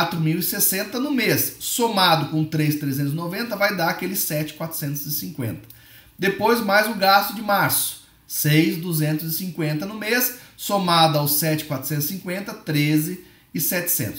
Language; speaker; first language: Portuguese; native; Portuguese